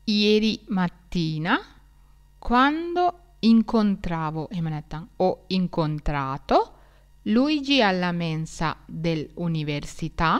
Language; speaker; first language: Italian; non-native, fluent; Sinhala